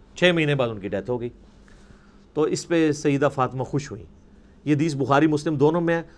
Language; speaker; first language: Urdu; non-native, local second language; Punjabi